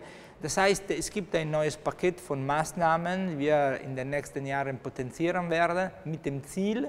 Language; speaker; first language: German; non-native, local second language; Italian